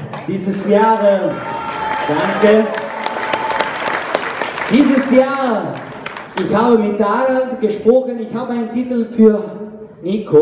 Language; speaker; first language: German; non-native, fluent; Italian